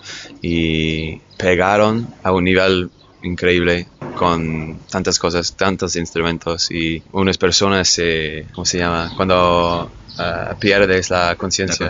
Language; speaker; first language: Spanish; non-native, fluent; English